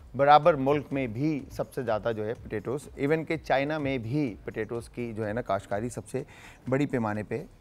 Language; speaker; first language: Urdu; native; Urdu